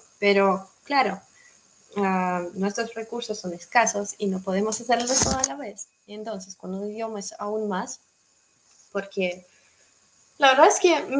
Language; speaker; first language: Spanish; non-native, fluent; Russian